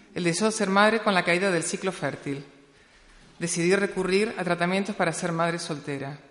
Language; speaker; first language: Spanish; native; Spanish